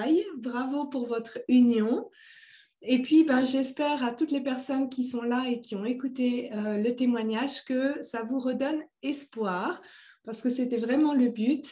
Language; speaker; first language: French; native; French